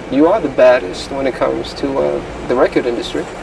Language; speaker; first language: English; native; English